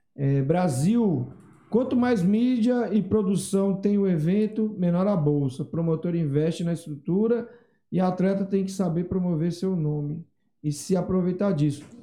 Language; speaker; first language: Portuguese; native; Portuguese